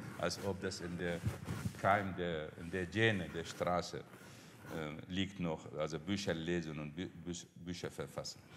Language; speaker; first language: German; non-native, fluent; Arabic